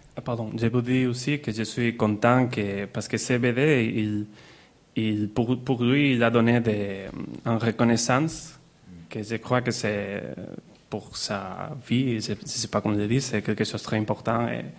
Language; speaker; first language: French; non-native, learner; Spanish